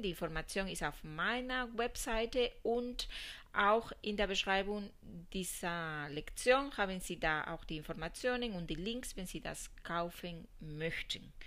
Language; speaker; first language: German; non-native, fluent; Spanish